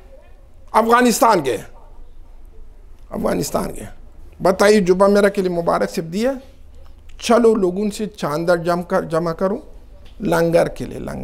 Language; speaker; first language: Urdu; non-native, local second language; Pashto